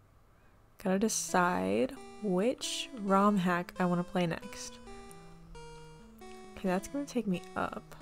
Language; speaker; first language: English; native; English